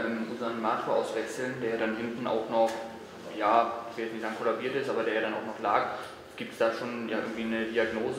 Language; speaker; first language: German; native; German